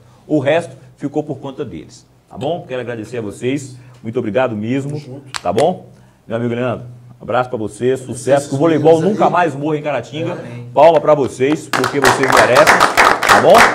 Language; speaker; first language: Portuguese; native; Portuguese